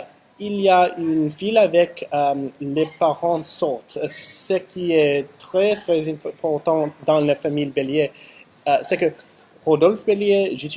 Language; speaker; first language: French; non-native, learner; English